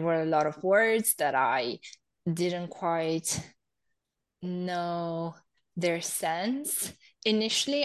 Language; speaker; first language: English; non-native, fluent; Romanian